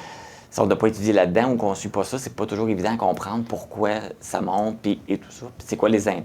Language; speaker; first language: French; native; French